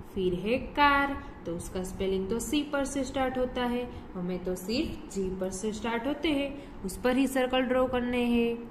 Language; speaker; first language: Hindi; non-native, local second language; Gujarati